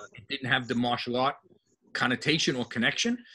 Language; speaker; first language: English; native; English